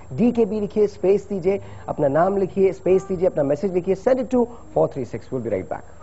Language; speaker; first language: Urdu; native; Urdu